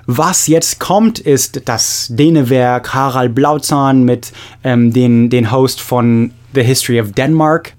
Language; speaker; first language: German; non-native, fluent; English